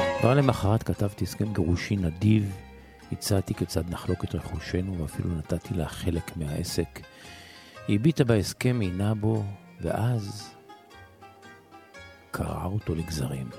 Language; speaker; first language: Hebrew; native; Hebrew